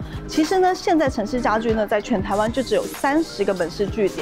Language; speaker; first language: Chinese; native; Chinese